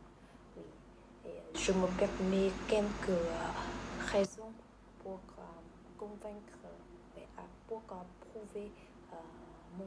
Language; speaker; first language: French; non-native, learner; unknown